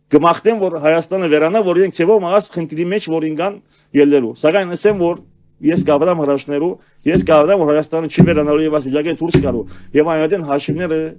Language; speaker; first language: Armenian; early bilingual, heritage; Armenian